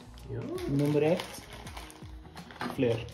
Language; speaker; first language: Swedish; native; Swedish